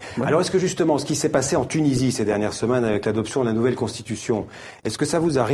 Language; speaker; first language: French; native; French